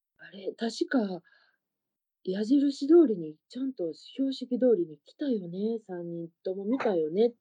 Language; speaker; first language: Japanese; native; Japanese